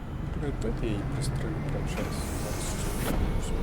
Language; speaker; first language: Russian; non-native, local second language; Ukrainian